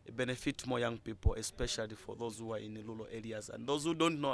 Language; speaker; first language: English; non-native, local second language; Bemba